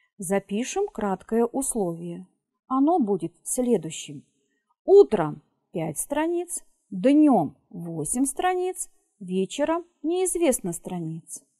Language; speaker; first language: Russian; native; Russian